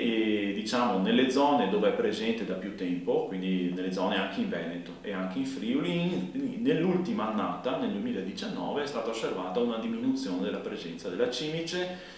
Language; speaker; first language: Italian; native; Italian